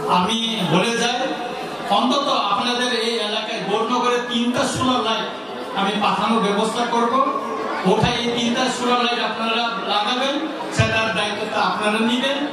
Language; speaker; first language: Bangla; non-native, local second language; Kok Borok